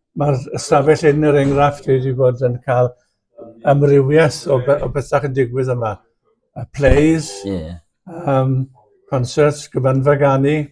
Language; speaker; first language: Welsh; native; Welsh